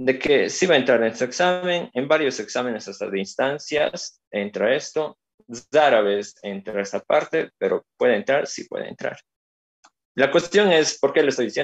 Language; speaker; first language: Spanish; native; Spanish